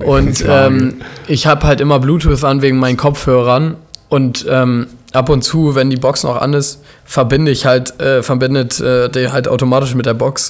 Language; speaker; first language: German; native; German